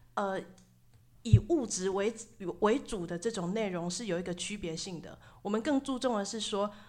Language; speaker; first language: Chinese; native; Chinese